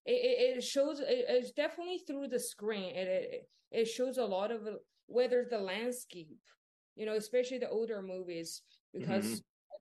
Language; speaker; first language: English; non-native, fluent; Chinese